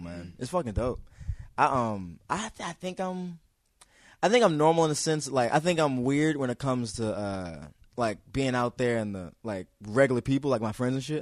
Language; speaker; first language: English; native; English